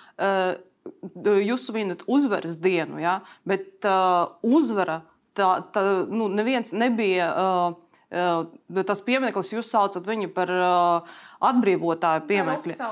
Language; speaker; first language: Latvian; non-native, local second language; Russian